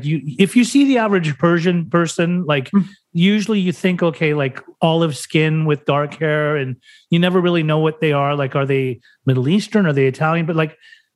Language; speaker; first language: English; early bilingual, other home language; German